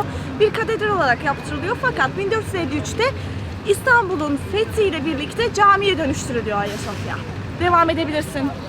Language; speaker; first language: Turkish; native; Turkish